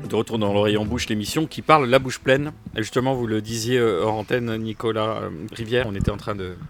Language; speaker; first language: French; native; French